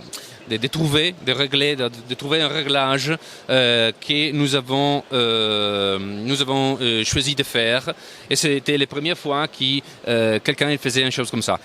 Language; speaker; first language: French; non-native, learner; Italian